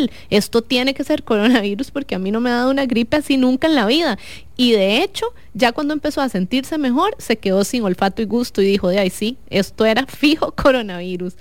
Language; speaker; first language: Spanish; native; Spanish